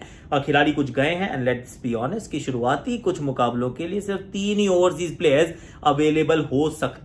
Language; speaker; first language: Hindi; native; Hindi